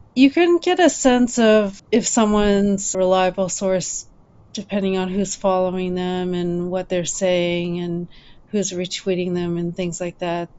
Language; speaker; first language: English; native; English